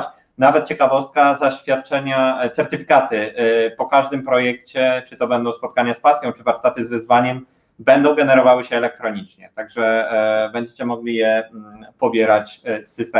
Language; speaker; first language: Polish; native; Polish